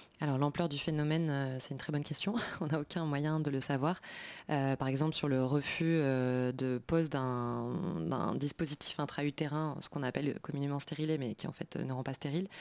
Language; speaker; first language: French; native; French